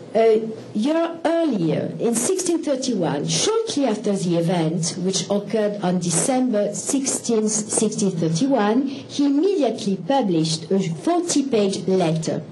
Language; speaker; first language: English; non-native, fluent; French